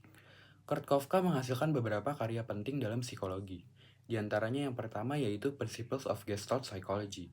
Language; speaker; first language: Indonesian; native; Indonesian